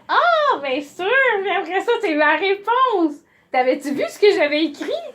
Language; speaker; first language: French; native; French